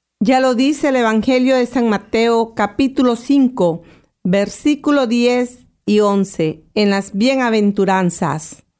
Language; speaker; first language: Spanish; native; Spanish